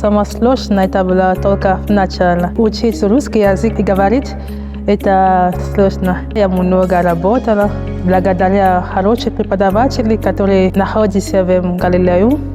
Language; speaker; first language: Russian; non-native, learner; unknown